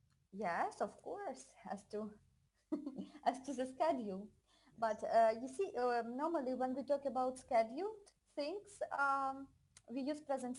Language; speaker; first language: English; non-native, fluent; Russian